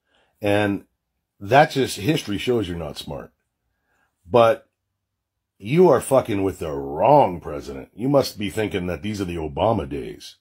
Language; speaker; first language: English; native; English